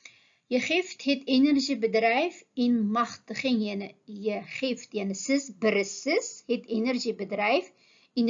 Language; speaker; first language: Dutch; non-native, fluent; Uyghur